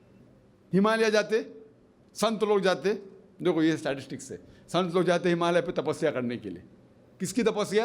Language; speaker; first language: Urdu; non-native, local second language; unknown